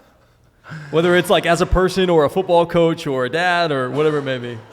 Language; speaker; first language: English; native; English